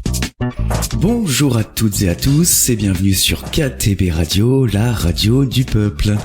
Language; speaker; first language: French; native; French